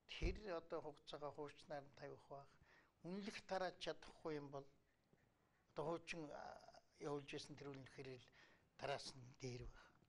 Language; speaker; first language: Mongolian; native; Mongolian